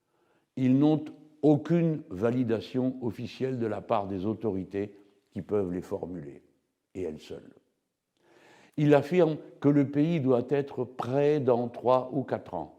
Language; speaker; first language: French; native; French